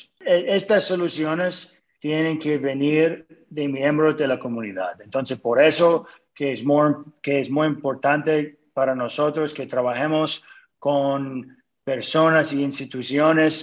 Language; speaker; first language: Spanish; early bilingual, other home language; English